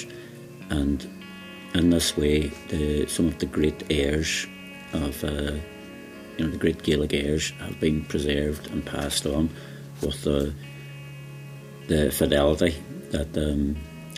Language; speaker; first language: English; native; English